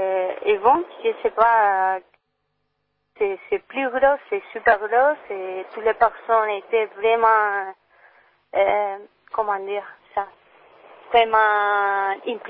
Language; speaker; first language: French; non-native, learner; Spanish